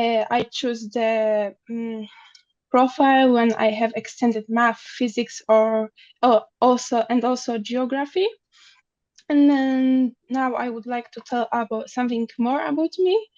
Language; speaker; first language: English; non-native, learner; Polish